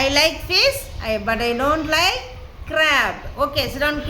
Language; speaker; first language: English; non-native, local second language; Tamil